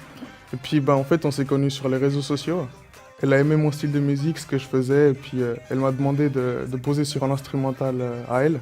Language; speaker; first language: French; early bilingual, other home language; Spanish